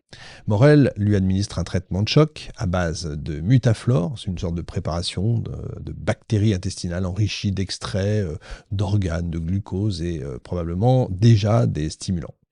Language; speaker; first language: French; native; French